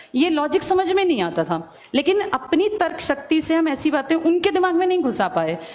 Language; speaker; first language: Hindi; native; Hindi